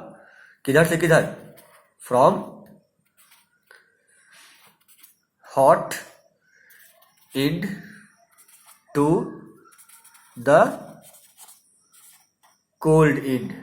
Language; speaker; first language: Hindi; native; Hindi